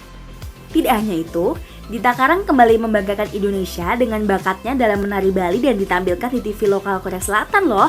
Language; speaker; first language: Indonesian; native; Indonesian